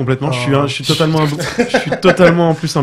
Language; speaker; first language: French; native; French